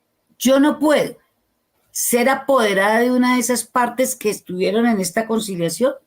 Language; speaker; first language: Spanish; native; Spanish